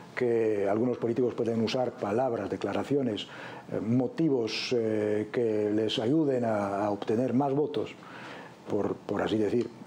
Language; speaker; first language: Spanish; non-native, fluent; Polish